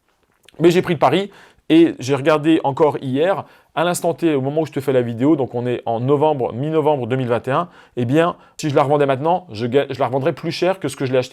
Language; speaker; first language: French; native; French